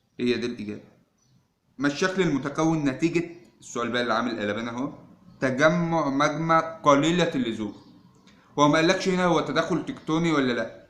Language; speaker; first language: Arabic; native; Arabic